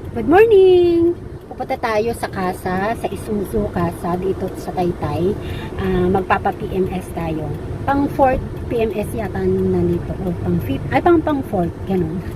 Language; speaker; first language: Filipino; native; Filipino